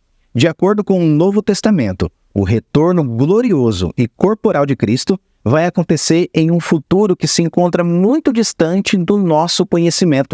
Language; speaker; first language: Portuguese; native; Portuguese